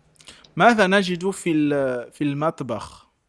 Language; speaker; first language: Arabic; non-native, fluent; French